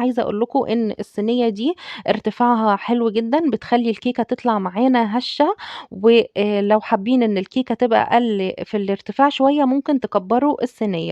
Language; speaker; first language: Arabic; native; Arabic